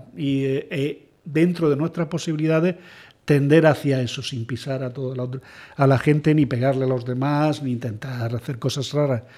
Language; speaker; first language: Spanish; native; Spanish